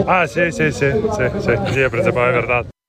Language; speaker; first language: Portuguese; non-native, learner; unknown